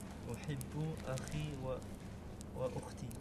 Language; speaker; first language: Arabic; non-native, learner; French